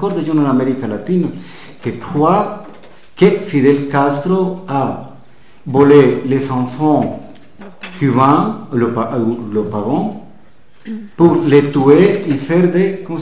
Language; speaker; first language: French; non-native, fluent; Spanish